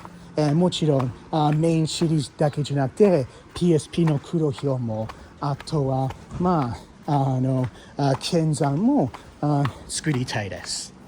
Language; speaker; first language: Japanese; non-native, fluent; English